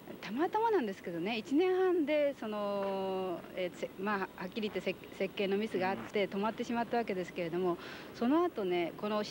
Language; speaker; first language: Japanese; native; Japanese